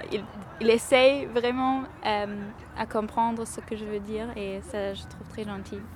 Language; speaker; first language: French; non-native, learner; German